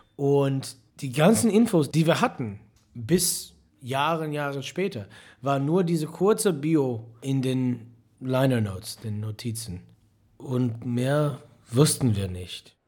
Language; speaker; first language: German; non-native, fluent; English